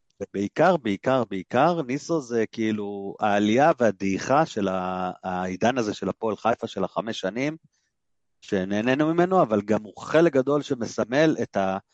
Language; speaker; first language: Hebrew; native; Hebrew